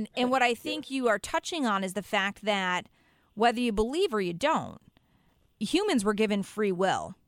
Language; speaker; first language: English; native; English